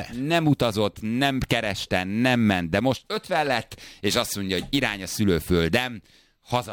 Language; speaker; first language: Hungarian; native; Hungarian